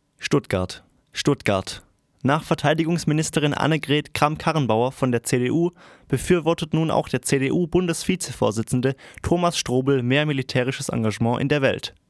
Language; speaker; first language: German; native; German